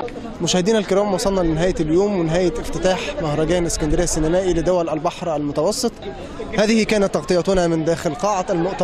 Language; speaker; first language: Arabic; native; Arabic